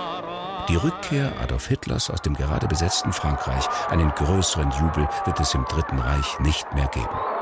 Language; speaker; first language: German; native; German